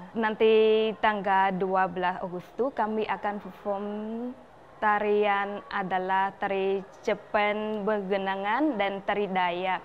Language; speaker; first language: Indonesian; non-native, learner; Khmer